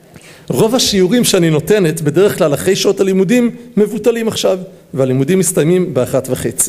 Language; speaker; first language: Hebrew; native; Hebrew